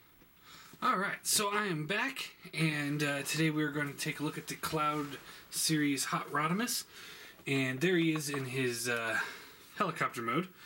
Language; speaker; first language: English; native; English